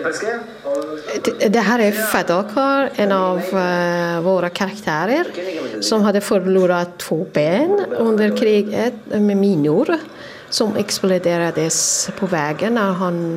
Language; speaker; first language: Swedish; non-native, fluent; Persian